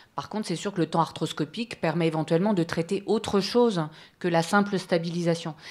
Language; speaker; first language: French; native; French